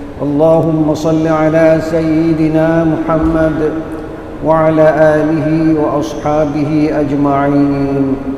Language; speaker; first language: Malay; non-native, local second language; Achinese